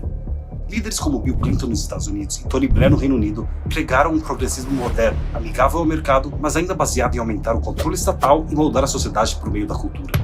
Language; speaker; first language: Portuguese; native; Portuguese